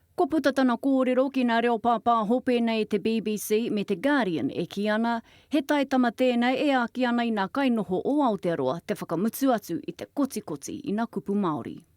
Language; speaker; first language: Māori; native; Māori